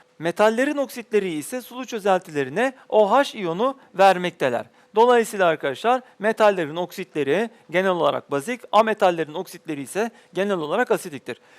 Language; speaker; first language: Turkish; native; Turkish